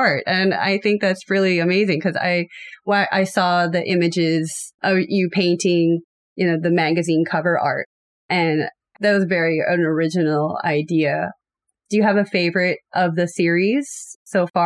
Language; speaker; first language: English; native; English